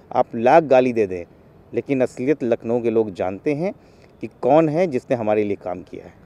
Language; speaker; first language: Hindi; native; Hindi